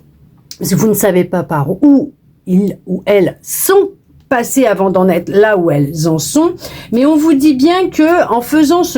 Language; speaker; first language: French; native; French